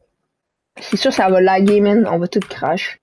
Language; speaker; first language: French; native; French